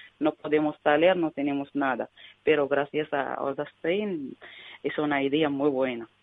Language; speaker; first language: Spanish; non-native, learner; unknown